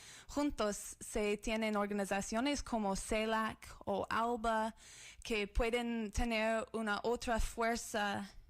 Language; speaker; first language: Spanish; non-native, learner; English